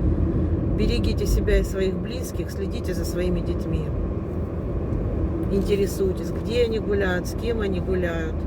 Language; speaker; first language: Russian; native; Russian